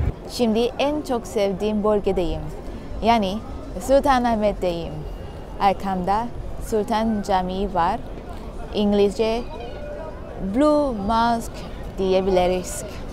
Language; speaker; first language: Turkish; non-native, learner; Thai